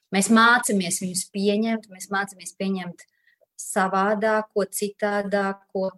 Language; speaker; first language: Latvian; native; Latvian